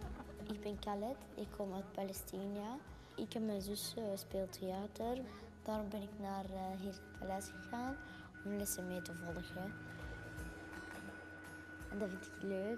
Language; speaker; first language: Dutch; early bilingual, other home language; Arabic